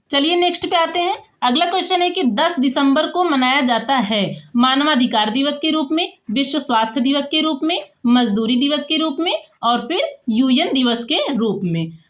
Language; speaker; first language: Hindi; native; Hindi